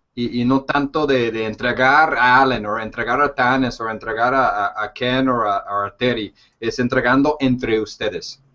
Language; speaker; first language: Spanish; non-native, fluent; English